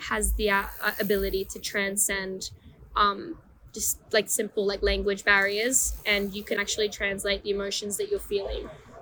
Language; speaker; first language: English; non-native, fluent; Persian